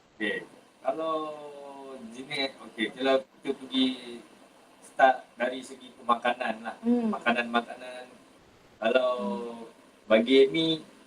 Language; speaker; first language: Malay; native; Malay